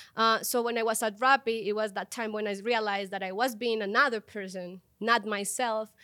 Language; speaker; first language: English; non-native, fluent; Spanish